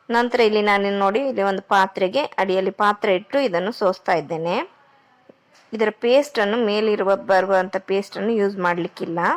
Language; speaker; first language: Kannada; non-native, local second language; Konkani